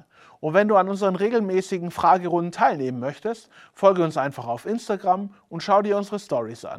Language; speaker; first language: German; native; German